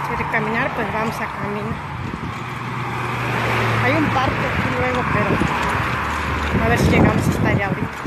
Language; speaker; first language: Spanish; native; Spanish